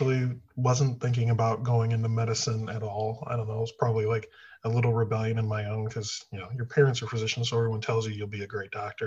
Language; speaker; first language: English; native; English